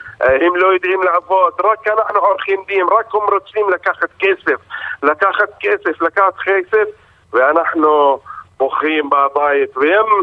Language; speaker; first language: Hebrew; non-native, local second language; Arabic